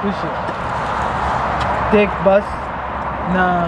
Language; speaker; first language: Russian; non-native, learner; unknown